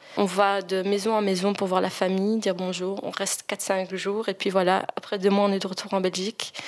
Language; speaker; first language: French; native; French